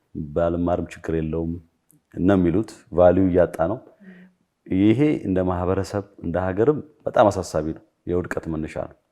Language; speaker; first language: Amharic; native; Amharic